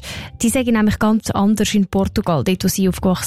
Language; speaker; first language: German; native; German